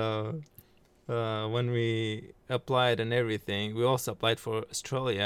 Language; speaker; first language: English; early bilingual, other home language; Arabic